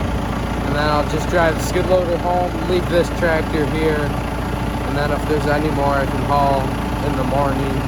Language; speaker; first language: English; native; English